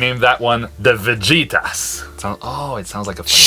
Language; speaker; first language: English; non-native, local second language; French